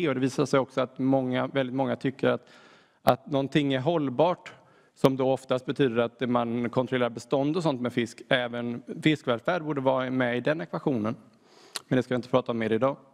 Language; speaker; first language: Swedish; native; Swedish